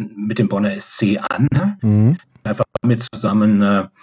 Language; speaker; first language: German; native; German